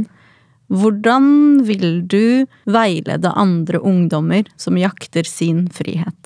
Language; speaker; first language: Norwegian; native; Norwegian